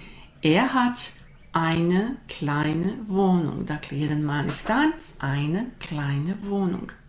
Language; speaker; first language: German; non-native, fluent; Croatian